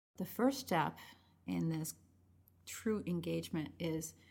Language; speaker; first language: English; early bilingual, other home language; Spanish